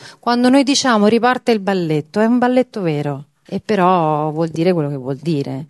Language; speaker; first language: Italian; native; Italian